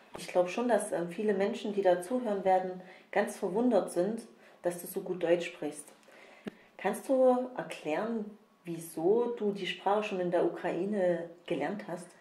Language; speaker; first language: German; native; German